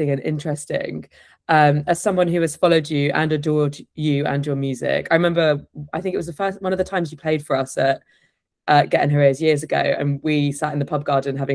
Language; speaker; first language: English; native; English